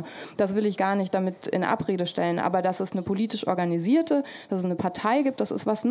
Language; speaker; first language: German; native; German